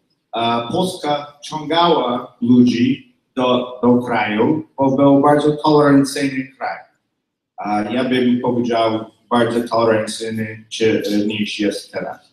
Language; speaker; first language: Polish; non-native, learner; English